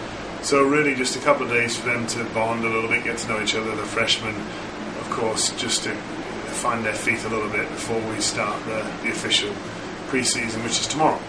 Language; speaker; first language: English; native; English